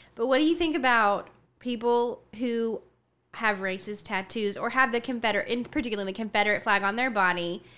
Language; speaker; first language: English; early bilingual, other home language; Spanish